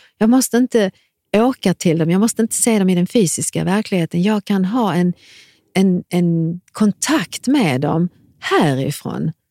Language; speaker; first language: Swedish; early bilingual, other home language; Serbian